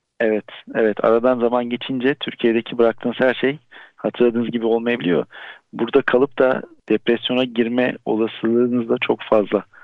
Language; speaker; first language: Turkish; native; Turkish